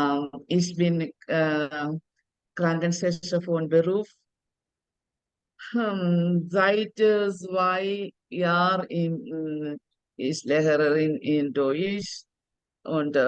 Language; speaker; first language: German; non-native, learner; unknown